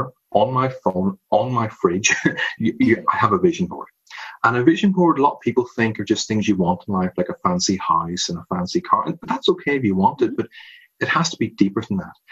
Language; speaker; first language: English; native; English